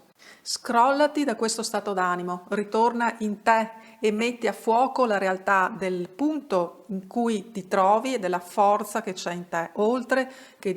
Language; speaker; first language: Italian; native; Italian